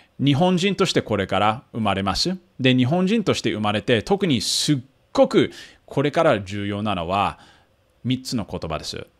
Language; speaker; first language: Japanese; early bilingual, heritage; Japanese